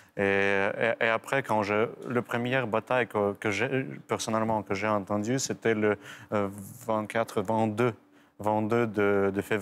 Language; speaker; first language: French; non-native, fluent; Ukrainian